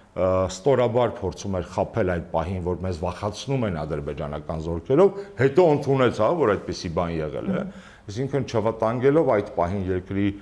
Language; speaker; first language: Armenian; native; Armenian